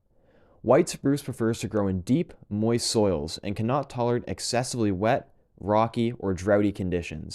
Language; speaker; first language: English; native; English